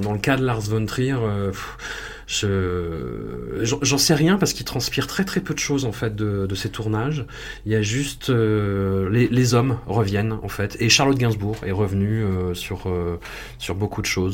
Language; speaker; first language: French; native; French